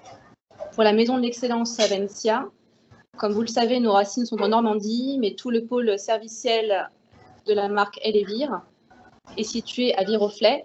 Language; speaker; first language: French; native; French